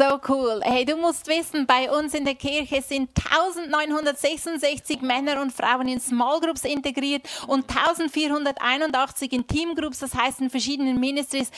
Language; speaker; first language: German; native; German